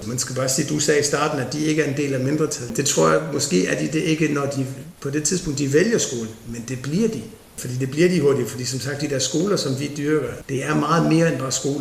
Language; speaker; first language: Danish; native; Danish